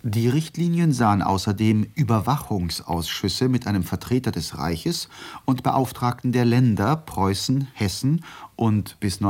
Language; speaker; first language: German; native; German